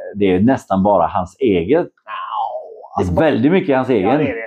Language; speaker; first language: Swedish; non-native, fluent; Polish